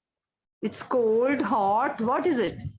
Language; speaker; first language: English; non-native, local second language; Odia